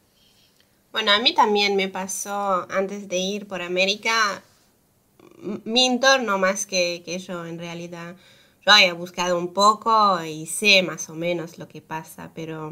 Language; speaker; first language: Spanish; non-native, fluent; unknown